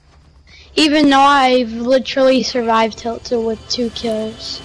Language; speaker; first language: English; native; English